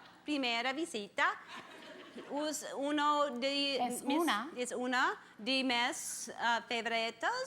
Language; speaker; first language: Spanish; non-native, learner; English